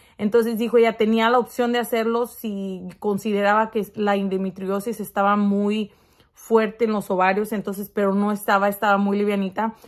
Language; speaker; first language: Spanish; early bilingual, heritage; Spanish